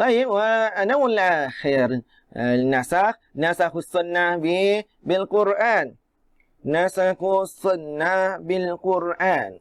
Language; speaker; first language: Arabic; non-native, fluent; Malay